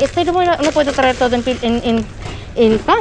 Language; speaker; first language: Spanish; non-native, learner; Filipino